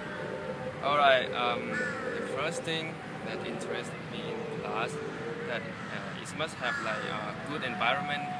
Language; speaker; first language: English; non-native, learner; Thai